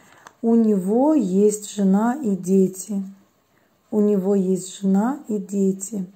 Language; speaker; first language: Russian; non-native, fluent; Azerbaijani